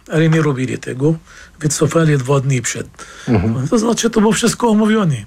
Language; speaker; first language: Polish; non-native, fluent; Arabic